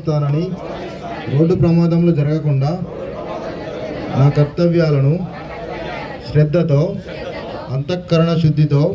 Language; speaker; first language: Telugu; native; Telugu